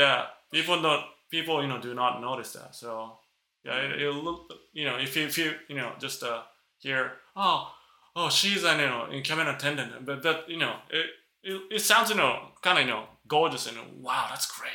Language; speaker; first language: English; non-native, fluent; Japanese